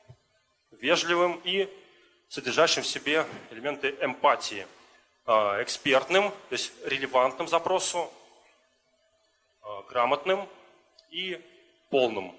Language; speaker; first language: Russian; native; Russian